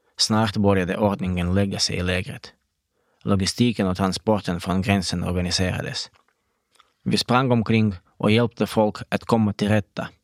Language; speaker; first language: Swedish; non-native, fluent; Russian